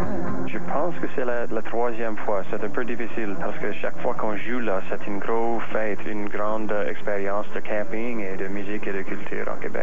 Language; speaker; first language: French; non-native, fluent; English